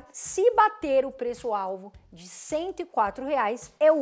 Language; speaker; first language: Portuguese; native; Portuguese